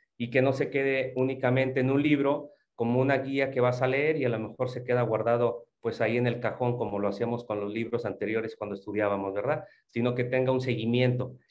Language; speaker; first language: Spanish; native; Spanish